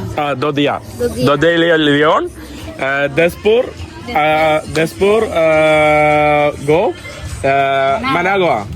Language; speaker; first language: Spanish; non-native, learner; Malayalam